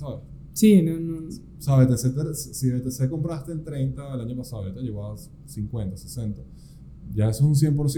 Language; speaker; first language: Spanish; native; Spanish